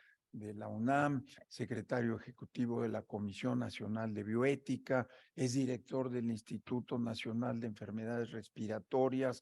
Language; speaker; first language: Spanish; native; Spanish